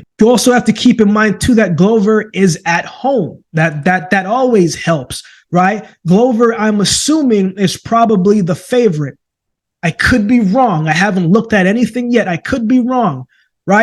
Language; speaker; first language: English; native; English